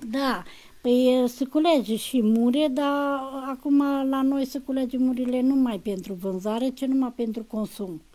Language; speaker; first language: Romanian; native; Romanian